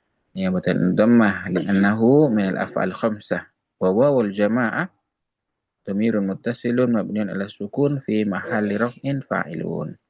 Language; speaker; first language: Arabic; non-native, fluent; Indonesian